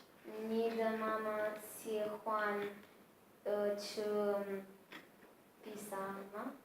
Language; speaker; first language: Chinese; non-native, learner; Romanian